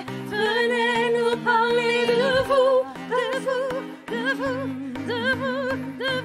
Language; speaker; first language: French; non-native, fluent; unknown